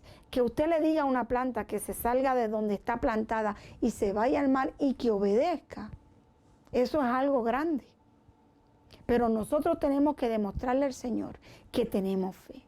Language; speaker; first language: Spanish; native; Spanish